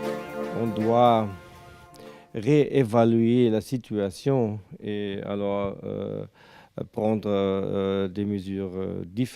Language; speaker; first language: French; non-native, learner; German